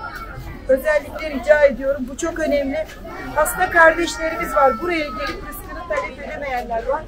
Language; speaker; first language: Turkish; native; Turkish